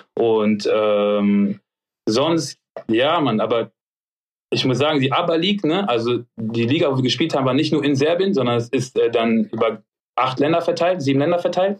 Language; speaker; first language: German; early bilingual, other home language; French